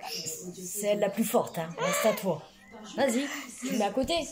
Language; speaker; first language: French; native; French